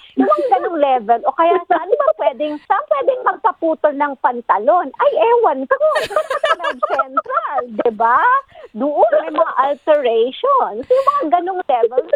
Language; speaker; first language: Filipino; native; Filipino